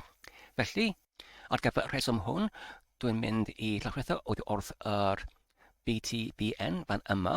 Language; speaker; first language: Welsh; non-native, learner; English